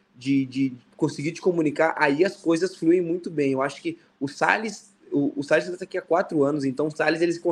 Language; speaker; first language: Portuguese; native; Portuguese